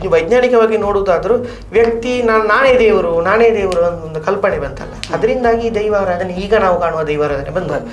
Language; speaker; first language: Kannada; non-native, local second language; Tulu